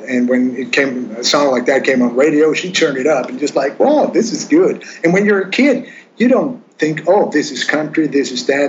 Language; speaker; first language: English; non-native, fluent; Swedish